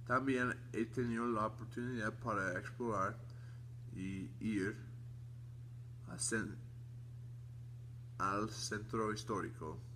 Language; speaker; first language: Spanish; non-native, learner; English